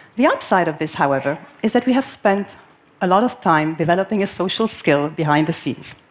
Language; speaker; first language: English; non-native, fluent; Arabic